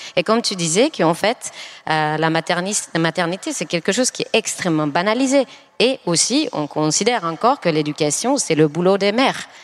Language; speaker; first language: French; non-native, fluent; Finnish